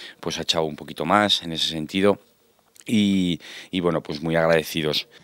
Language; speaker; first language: Spanish; native; Spanish